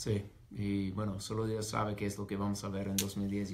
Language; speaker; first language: Spanish; non-native, fluent; English